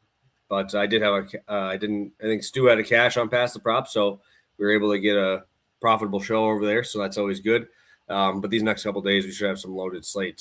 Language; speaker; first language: English; native; English